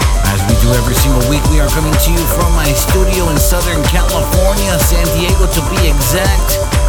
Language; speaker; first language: English; early bilingual, other home language; Spanish